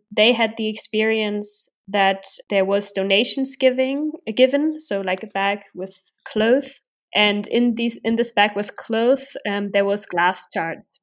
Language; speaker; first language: English; non-native, fluent; German